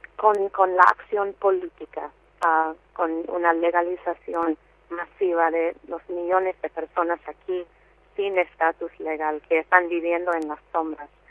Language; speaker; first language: Spanish; non-native, fluent; English